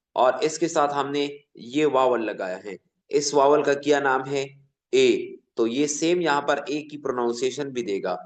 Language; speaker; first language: Urdu; non-native, local second language; Pashto